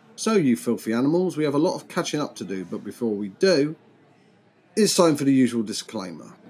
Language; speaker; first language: English; native; English